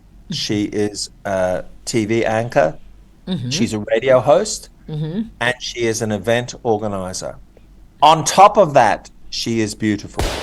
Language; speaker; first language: English; native; English